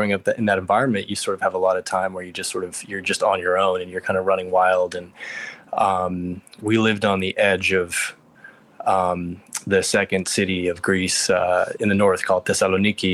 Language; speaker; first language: English; native; English